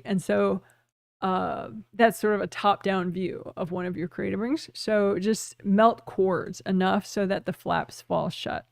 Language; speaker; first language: English; native; English